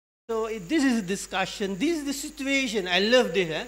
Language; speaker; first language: English; non-native, local second language; Malay